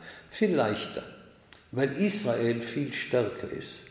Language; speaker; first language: German; non-native, fluent; Hebrew